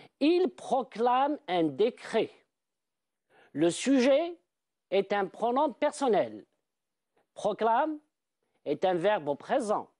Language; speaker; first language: French; non-native, local second language; Arabic